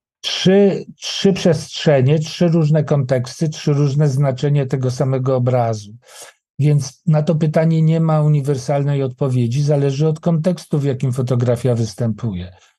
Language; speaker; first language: Polish; native; Polish